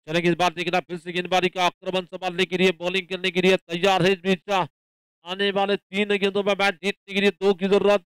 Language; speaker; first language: Hindi; non-native, local second language; Marathi